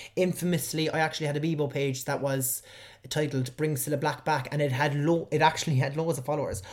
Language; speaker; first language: English; native; English